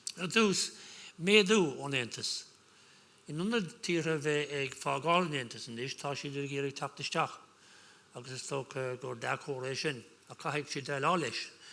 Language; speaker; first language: Irish; non-native, local second language; English